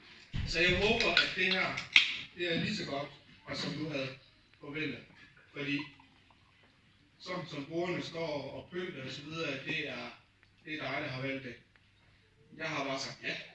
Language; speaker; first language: Danish; early bilingual, other home language; Vietnamese